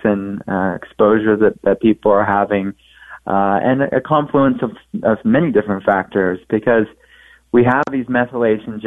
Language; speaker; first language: English; native; English